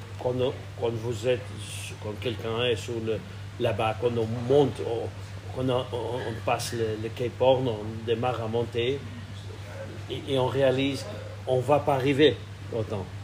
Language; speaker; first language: French; non-native, fluent; Portuguese